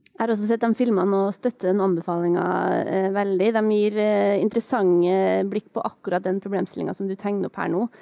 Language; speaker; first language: Norwegian; native; Norwegian